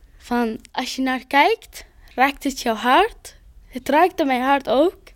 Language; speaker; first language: Dutch; early bilingual, other home language; Arabic